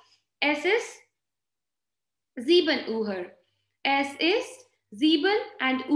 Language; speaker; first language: German; non-native, fluent; Hindi